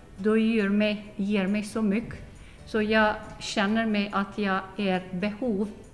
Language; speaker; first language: Swedish; non-native, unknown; Albanian